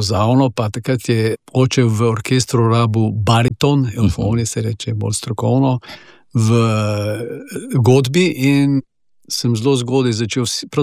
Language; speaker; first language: Slovenian; native; Slovenian